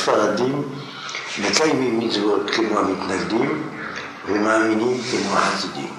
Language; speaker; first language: Hebrew; non-native, fluent; French